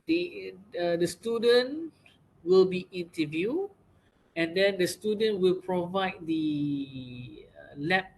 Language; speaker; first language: English; non-native, local second language; Malay